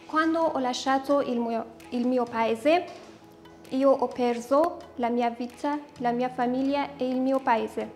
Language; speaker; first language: Italian; non-native, learner; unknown